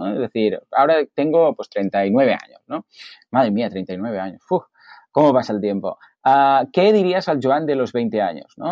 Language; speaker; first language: Spanish; native; Spanish